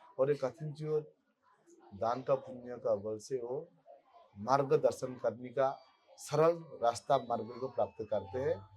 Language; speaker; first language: Hindi; non-native, local second language; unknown